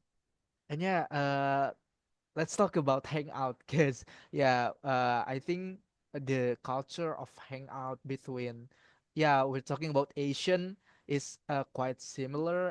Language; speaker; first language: English; non-native, learner; Indonesian